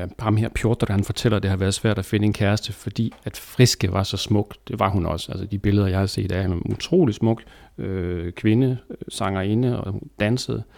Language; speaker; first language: Danish; native; Danish